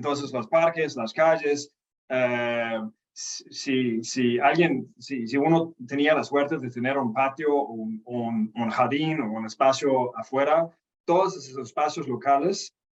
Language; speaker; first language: Spanish; non-native, fluent; Danish